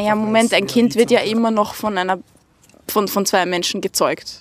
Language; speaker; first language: German; native; German